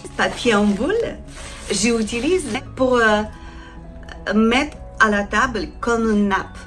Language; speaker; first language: French; non-native, learner; Ukrainian